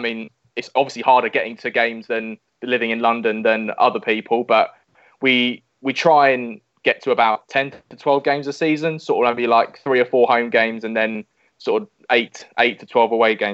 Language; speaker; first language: English; native; English